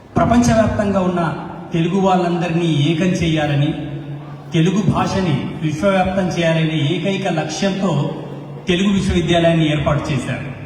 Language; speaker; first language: Telugu; native; Telugu